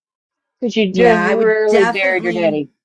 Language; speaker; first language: English; native; English